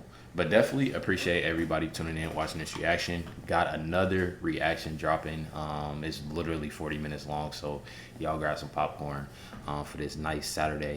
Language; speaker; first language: English; native; English